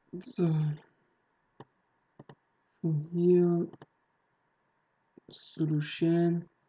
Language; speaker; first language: German; non-native, learner; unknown